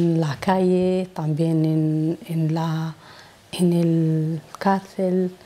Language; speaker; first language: Spanish; non-native, learner; Arabic